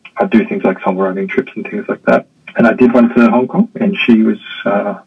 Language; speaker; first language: English; native; English